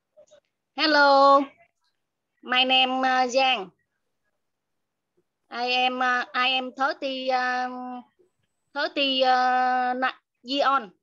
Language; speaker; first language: English; non-native, learner; Vietnamese